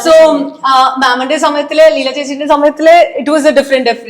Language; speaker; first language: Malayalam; non-native, local second language; Telugu